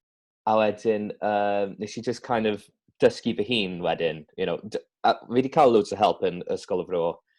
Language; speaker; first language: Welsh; native; Welsh